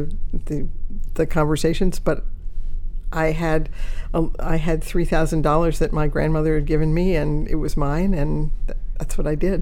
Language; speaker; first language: English; native; English